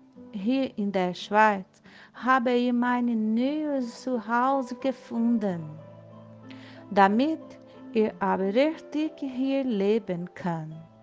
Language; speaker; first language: German; non-native, learner; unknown